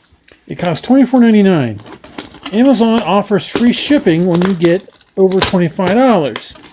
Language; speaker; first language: English; native; English